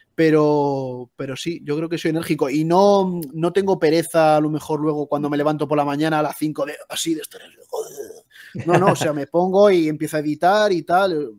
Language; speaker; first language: Spanish; native; Spanish